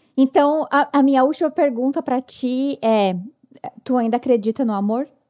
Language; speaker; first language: Portuguese; native; Portuguese